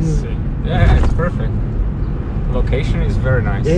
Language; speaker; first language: English; non-native, learner; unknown